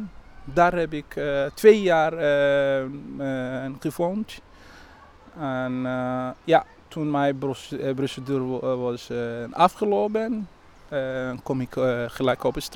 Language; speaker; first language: Dutch; non-native, learner; Somali